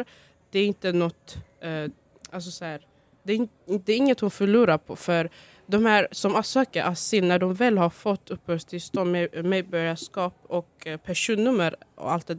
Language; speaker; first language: Swedish; early bilingual, other home language; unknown